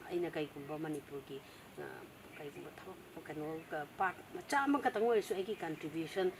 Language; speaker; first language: Manipuri; native; Manipuri